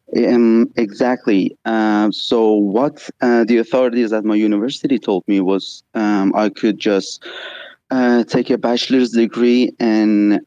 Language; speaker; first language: English; non-native, fluent; Persian